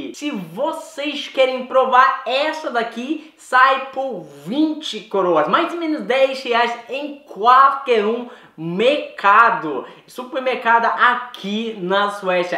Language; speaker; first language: Portuguese; non-native, fluent; Swedish